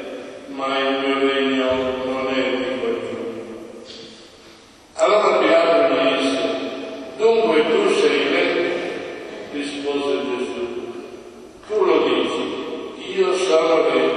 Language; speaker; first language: Italian; native; Italian